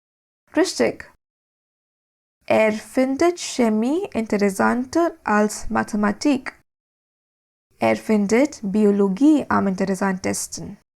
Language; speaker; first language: German; non-native, fluent; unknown